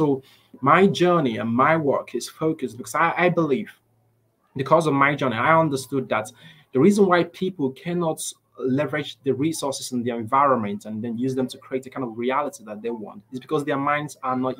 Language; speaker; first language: English; non-native, local second language; Igbo